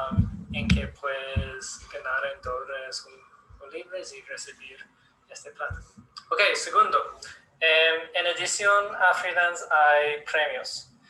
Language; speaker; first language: Spanish; non-native, learner; English